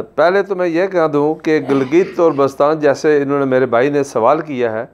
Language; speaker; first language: Urdu; non-native, local second language; Punjabi